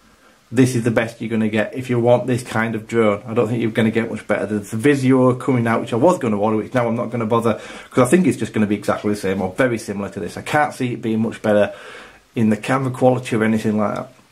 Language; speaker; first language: English; native; English